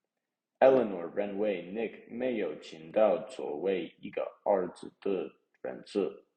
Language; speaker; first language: Chinese; non-native, learner; English